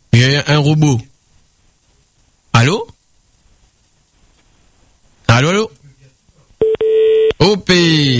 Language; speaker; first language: French; native; French